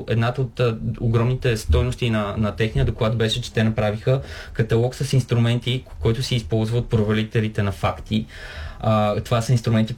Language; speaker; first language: Bulgarian; native; Bulgarian